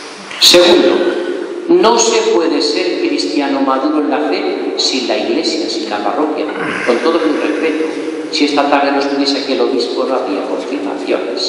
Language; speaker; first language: Spanish; native; Spanish